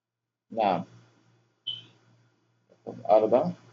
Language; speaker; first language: Arabic; non-native, fluent; English